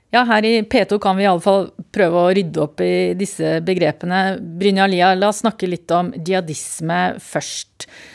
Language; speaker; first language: Norwegian; native; Norwegian